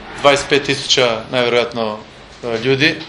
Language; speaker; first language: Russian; non-native, learner; Macedonian